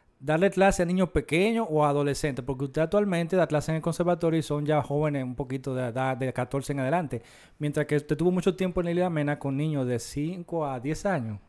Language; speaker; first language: Spanish; native; Spanish